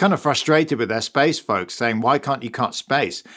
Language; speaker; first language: English; native; English